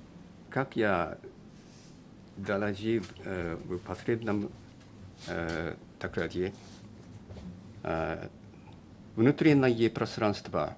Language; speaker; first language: Russian; non-native, learner; Japanese